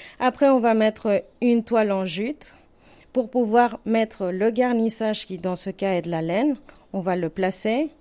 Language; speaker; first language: French; non-native, fluent; Spanish